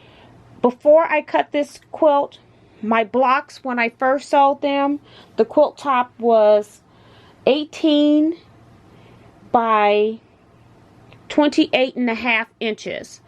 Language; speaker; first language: English; native; English